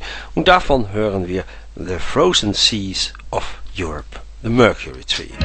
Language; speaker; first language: German; non-native, fluent; Dutch